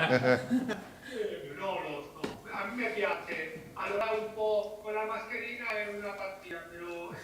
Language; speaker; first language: Italian; non-native, learner; Spanish